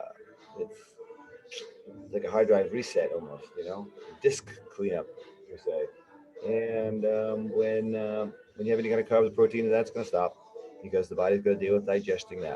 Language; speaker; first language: English; native; English